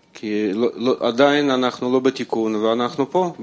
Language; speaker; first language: Hebrew; non-native, fluent; Russian